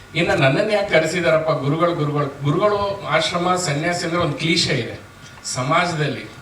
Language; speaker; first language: Kannada; native; Kannada